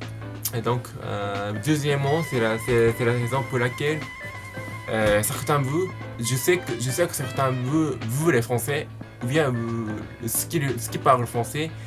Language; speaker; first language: French; non-native, learner; Japanese